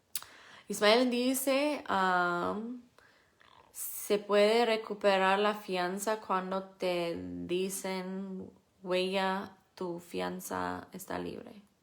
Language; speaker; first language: Spanish; non-native, fluent; English